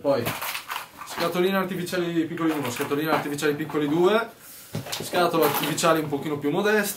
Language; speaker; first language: Italian; native; Italian